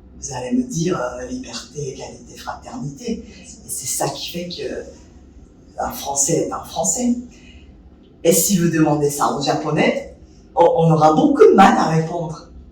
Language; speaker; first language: French; non-native, fluent; Japanese